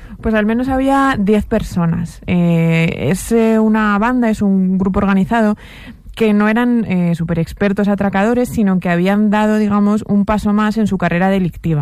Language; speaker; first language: Spanish; native; Spanish